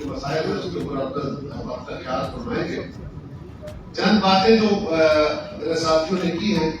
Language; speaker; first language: Urdu; non-native, local second language; Punjabi